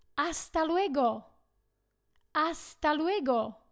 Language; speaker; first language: Spanish; non-native, fluent; Slovak